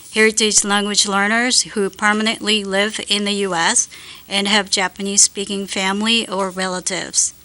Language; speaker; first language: English; non-native, fluent; Japanese